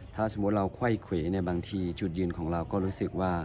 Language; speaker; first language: Thai; non-native, local second language; Akha